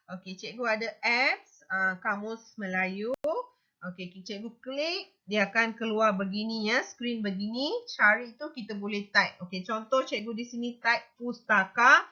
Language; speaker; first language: Malay; non-native, local second language; Tamil